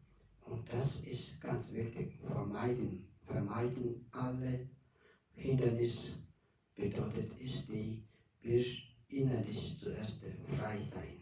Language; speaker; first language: German; non-native, learner; Tibetan